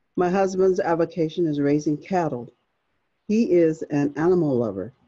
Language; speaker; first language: English; native; English